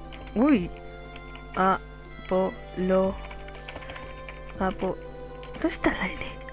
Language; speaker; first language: Spanish; native; Spanish